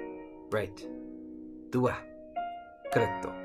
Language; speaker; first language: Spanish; non-native, learner; English